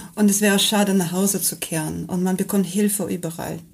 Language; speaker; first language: German; non-native, fluent; Russian